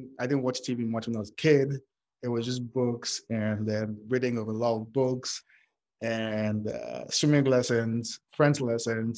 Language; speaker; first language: English; non-native, local second language; Yoruba